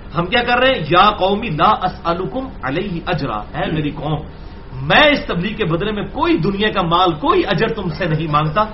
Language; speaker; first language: Urdu; non-native, local second language; Punjabi